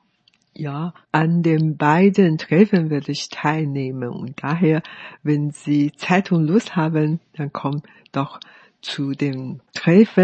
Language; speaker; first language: German; non-native, fluent; Chinese